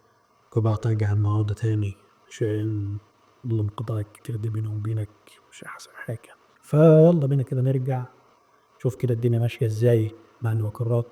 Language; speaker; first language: Arabic; native; Arabic